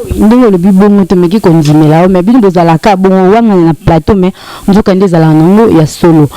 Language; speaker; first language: Lingala; native; Lingala